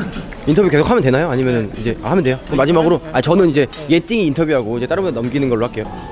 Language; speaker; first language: Korean; native; Korean